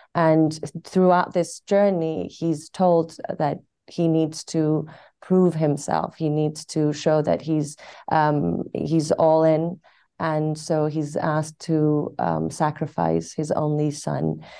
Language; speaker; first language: English; non-native, fluent; Persian